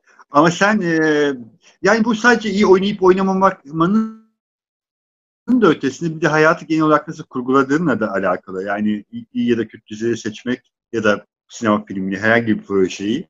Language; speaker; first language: Turkish; non-native, local second language; Arabic